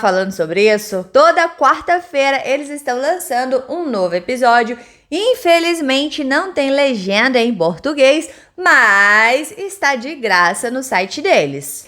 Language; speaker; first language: Portuguese; native; Portuguese